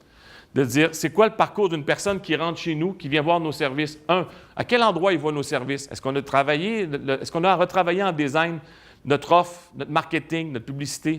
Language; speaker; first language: French; native; French